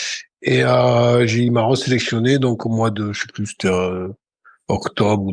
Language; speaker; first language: French; native; French